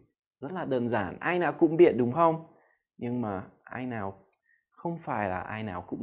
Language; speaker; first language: Vietnamese; non-native, fluent; English